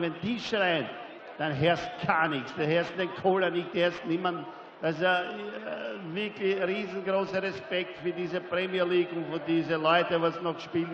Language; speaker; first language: German; non-native, fluent; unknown